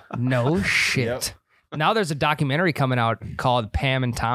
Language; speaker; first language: English; native; English